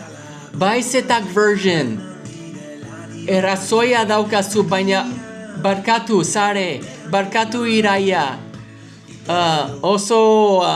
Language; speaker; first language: Basque; non-native, learner; English